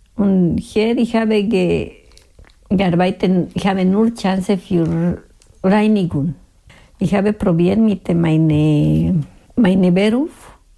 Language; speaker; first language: German; non-native, learner; Spanish